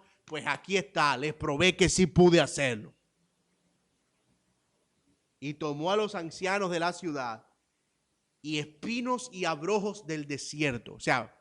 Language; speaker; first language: Spanish; native; Spanish